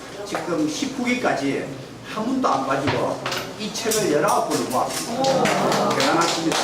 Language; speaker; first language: Korean; native; Korean